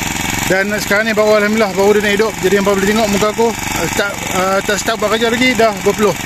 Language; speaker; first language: Malay; native; Malay